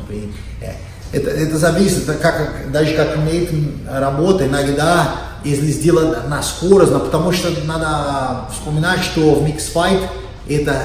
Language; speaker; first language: Russian; non-native, learner; Portuguese